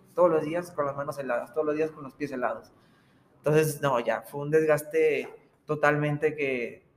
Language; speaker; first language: Spanish; native; Spanish